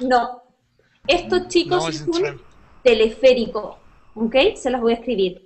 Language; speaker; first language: Spanish; native; Spanish